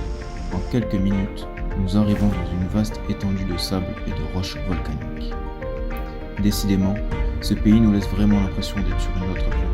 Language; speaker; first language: French; native; French